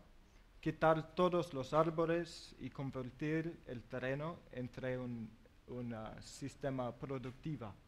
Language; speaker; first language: Spanish; non-native, learner; English